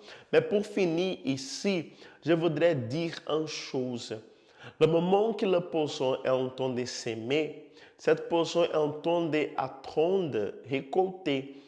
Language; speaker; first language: French; non-native, fluent; Portuguese